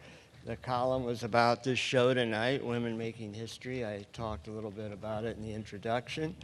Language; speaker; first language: English; native; English